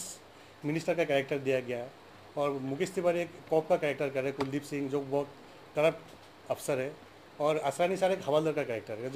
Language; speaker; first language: Hindi; non-native, local second language; Assamese